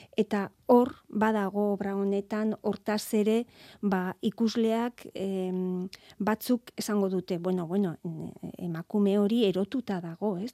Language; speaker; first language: Basque; native; Basque